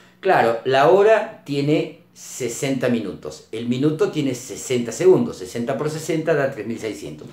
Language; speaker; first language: Spanish; native; Spanish